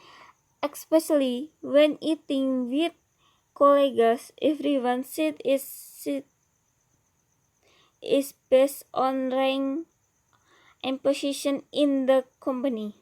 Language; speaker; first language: English; non-native, learner; Indonesian